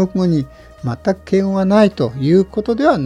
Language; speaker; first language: Japanese; native; Japanese